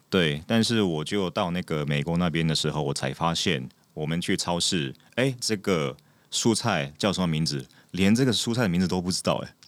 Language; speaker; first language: Chinese; non-native, fluent; Japanese